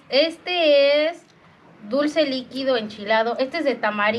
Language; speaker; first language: Spanish; native; Spanish